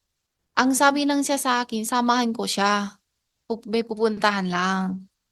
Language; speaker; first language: Filipino; non-native, learner; Chinese